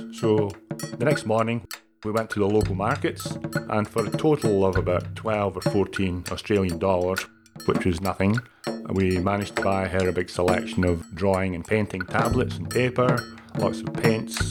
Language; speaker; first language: English; native; English